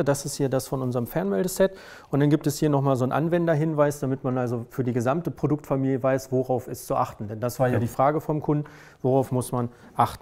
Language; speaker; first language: German; native; German